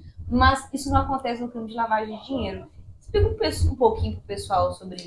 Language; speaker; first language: Portuguese; native; Portuguese